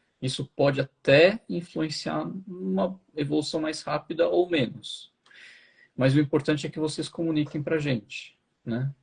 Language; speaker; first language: Portuguese; native; Portuguese